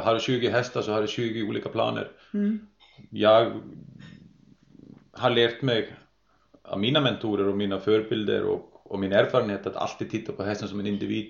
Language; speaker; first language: Swedish; non-native, fluent; Icelandic